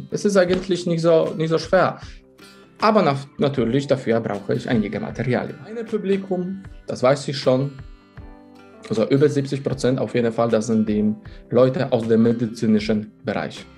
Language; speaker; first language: German; non-native, fluent; Polish